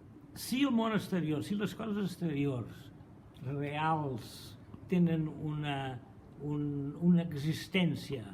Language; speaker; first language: Catalan; non-native, fluent; Portuguese